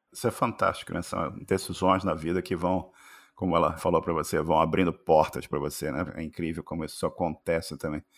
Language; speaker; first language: Portuguese; native; Portuguese